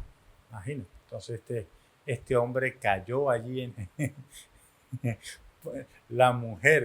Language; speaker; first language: Spanish; native; Spanish